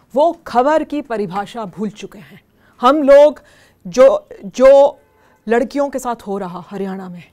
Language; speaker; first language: Hindi; native; Hindi